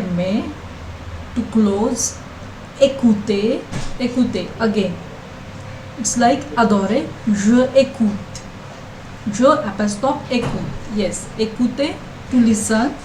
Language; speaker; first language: French; non-native, learner; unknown